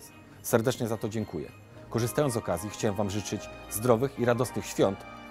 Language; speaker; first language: Polish; native; Polish